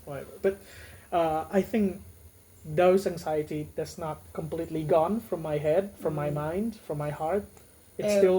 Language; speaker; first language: English; non-native, fluent; Indonesian